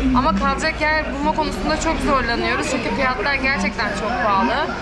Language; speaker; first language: Turkish; native; Turkish